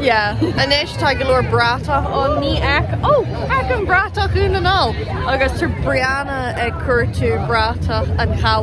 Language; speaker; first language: Irish; non-native, local second language; English